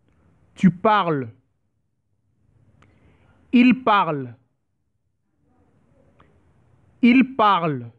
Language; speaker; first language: French; non-native, fluent; English